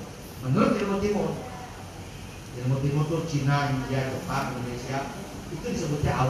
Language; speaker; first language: Indonesian; native; Indonesian